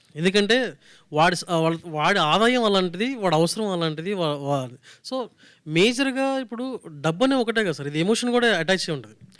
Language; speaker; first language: Telugu; native; Telugu